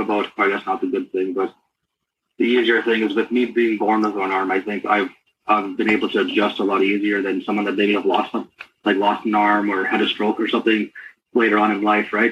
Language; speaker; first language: English; native; English